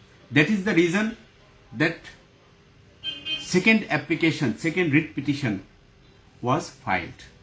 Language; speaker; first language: English; non-native, local second language; Bangla